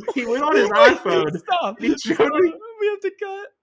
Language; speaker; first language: English; native; English